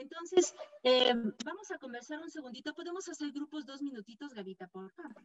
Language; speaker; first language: Spanish; native; Spanish